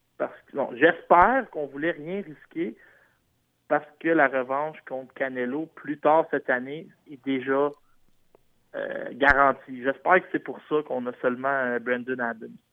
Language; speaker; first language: French; native; French